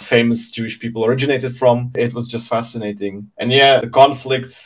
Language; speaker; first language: English; non-native, fluent; Czech